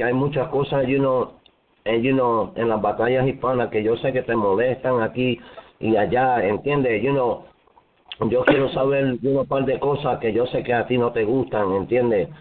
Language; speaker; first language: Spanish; early bilingual, heritage; Spanish